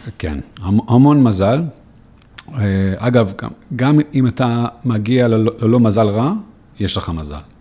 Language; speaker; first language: Hebrew; non-native, fluent; English